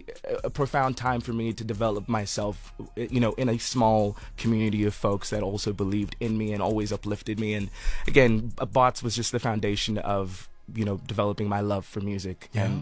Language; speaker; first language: English; non-native, local second language; Tswana